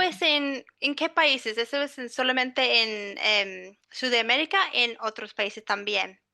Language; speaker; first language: Spanish; non-native, fluent; English